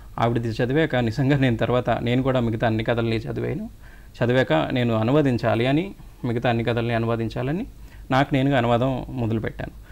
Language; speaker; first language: Telugu; native; Telugu